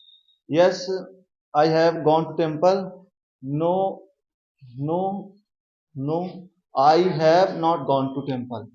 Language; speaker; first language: English; non-native, learner; Hindi